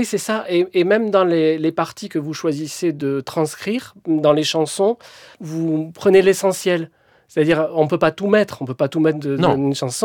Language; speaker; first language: French; native; French